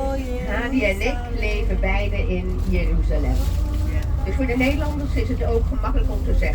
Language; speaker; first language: Dutch; non-native, fluent; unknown